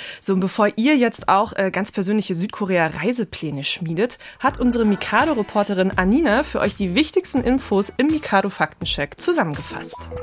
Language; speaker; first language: German; native; German